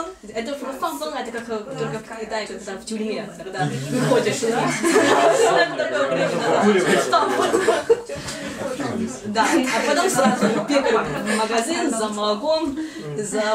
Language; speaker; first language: Russian; non-native, fluent; Chinese